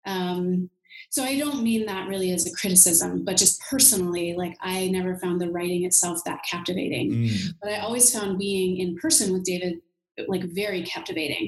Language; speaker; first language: English; native; English